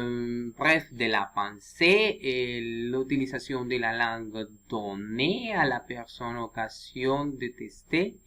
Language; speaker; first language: French; non-native, learner; Spanish